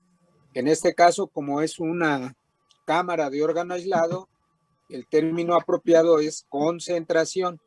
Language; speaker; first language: Spanish; native; Spanish